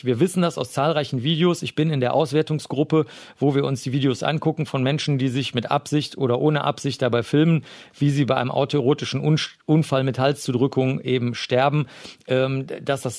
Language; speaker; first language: German; native; German